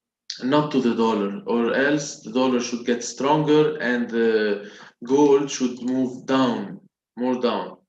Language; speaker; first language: English; non-native, local second language; Arabic